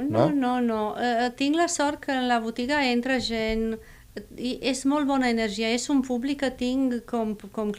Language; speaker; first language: Catalan; non-native, fluent; Romanian